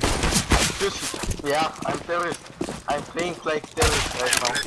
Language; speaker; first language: English; non-native, learner; Bulgarian